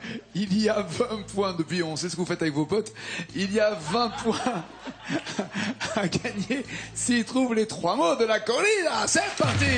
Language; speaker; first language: French; native; French